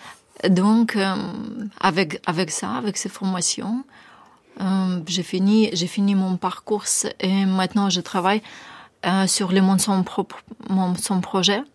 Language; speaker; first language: French; non-native, learner; Ukrainian